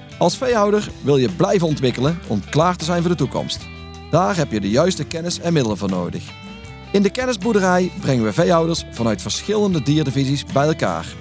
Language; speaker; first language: Dutch; native; Dutch